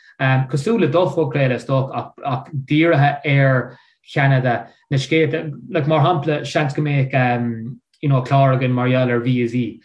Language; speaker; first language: Irish; non-native, local second language; English